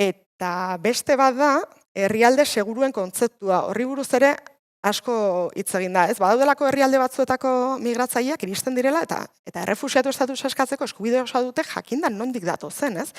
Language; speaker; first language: Basque; native; Basque